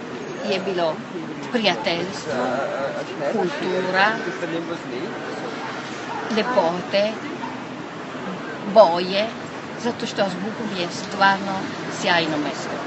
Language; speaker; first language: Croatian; non-native, learner; Italian